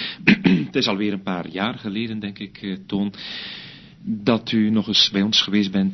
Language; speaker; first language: Dutch; native; Dutch